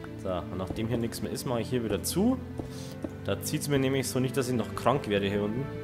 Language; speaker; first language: German; native; German